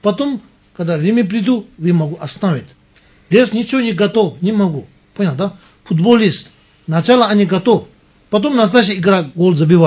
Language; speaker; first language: Russian; non-native, learner; Tibetan